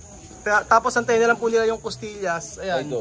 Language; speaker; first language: Filipino; native; Filipino